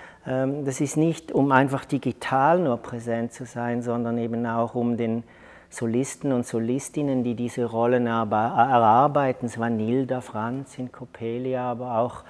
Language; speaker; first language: German; native; German